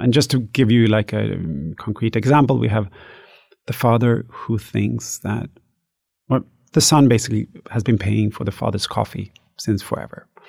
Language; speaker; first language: English; non-native, fluent; Swedish